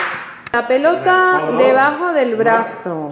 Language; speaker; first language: Spanish; native; Spanish